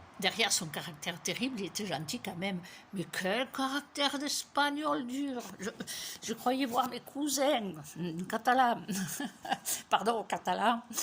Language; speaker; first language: French; native; French